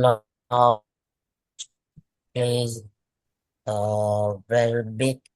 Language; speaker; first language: English; non-native, learner; Vietnamese